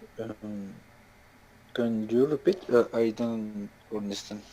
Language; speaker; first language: English; non-native, learner; Spanish